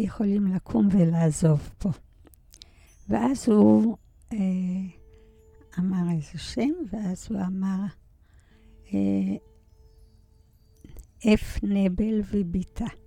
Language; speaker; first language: Hebrew; early bilingual, other home language; Polish